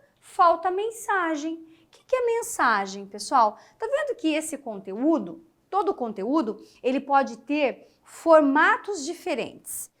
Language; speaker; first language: Portuguese; native; Portuguese